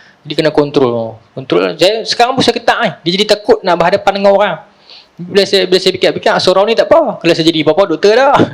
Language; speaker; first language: Malay; native; Malay